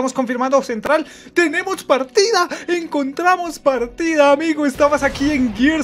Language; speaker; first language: Spanish; native; Spanish